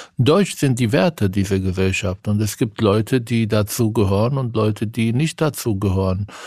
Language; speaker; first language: German; non-native, fluent; Arabic